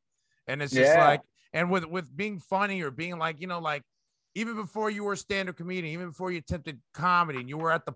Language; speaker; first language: English; early bilingual, other home language; Spanish